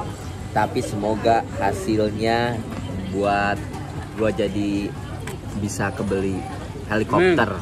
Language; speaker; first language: Indonesian; native; Indonesian